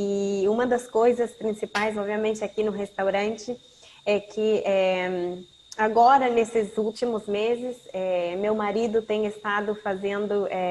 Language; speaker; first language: Portuguese; non-native, fluent; Spanish